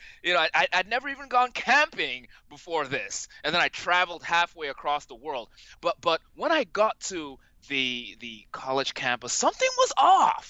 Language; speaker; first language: English; non-native, local second language; Yoruba